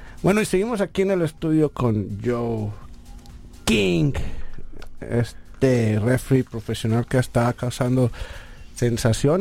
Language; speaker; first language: Spanish; native; Spanish